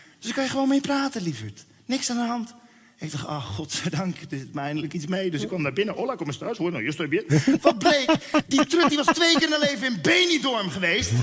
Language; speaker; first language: Dutch; early bilingual, other home language; Spanish